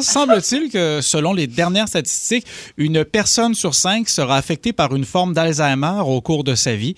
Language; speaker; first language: French; native; French